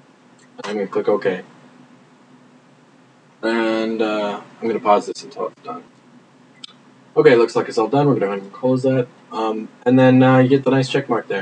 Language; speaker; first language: English; native; English